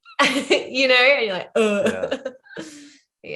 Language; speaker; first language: English; native; English